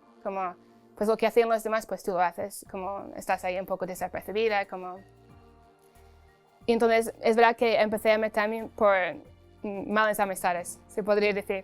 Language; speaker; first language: Spanish; non-native, fluent; English